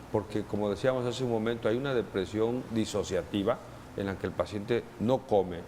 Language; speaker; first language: Spanish; native; Spanish